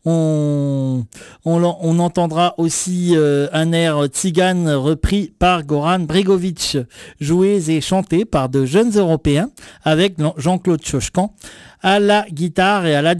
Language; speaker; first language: French; native; French